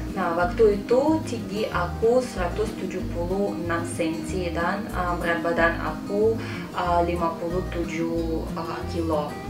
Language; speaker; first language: Indonesian; non-native, fluent; Russian